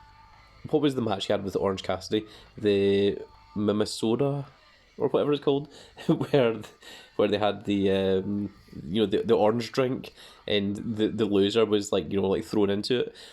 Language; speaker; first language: English; native; English